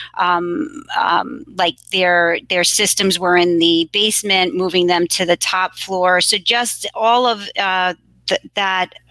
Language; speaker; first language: English; native; English